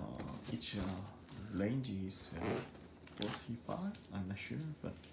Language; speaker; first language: English; non-native, learner; Korean